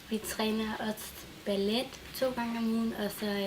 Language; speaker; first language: Danish; native; Danish